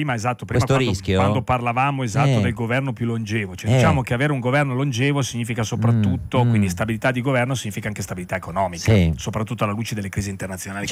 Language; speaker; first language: Italian; native; Italian